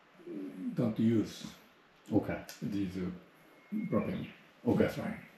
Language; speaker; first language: English; non-native, learner; Japanese